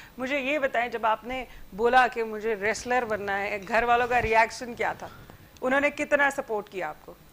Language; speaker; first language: Urdu; native; Urdu